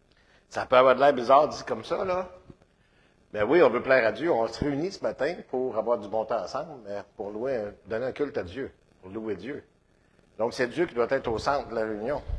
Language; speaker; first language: French; native; French